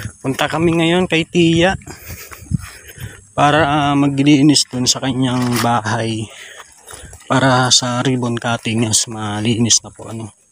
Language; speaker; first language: Filipino; native; Filipino